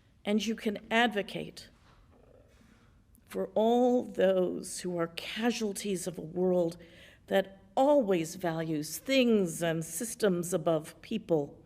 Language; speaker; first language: English; native; English